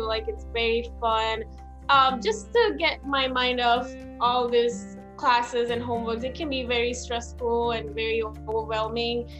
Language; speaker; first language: English; non-native, local second language; Sinhala